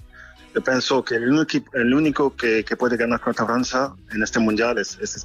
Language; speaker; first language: Spanish; non-native, fluent; French